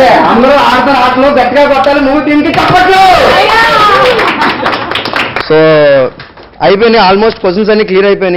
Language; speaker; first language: Telugu; native; Telugu